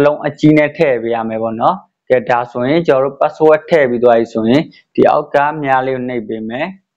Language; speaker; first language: Burmese; native; Burmese